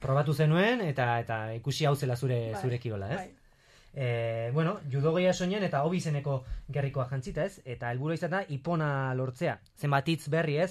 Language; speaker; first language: Basque; native; Basque